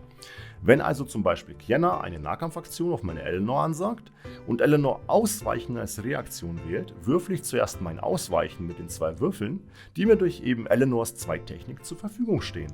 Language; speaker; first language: German; native; German